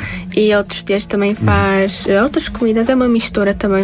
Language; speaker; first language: Portuguese; non-native, fluent; Tajik